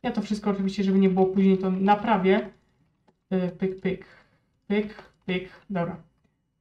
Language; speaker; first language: Polish; native; Polish